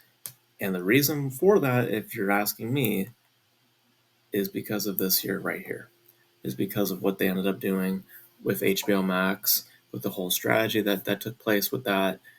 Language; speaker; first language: English; native; English